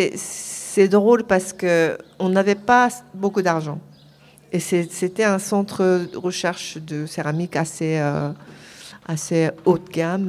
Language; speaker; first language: French; non-native, fluent; Japanese